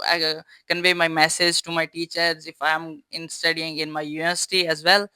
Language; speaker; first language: English; non-native, fluent; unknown